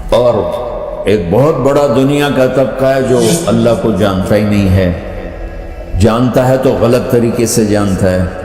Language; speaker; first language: Urdu; non-native, local second language; Punjabi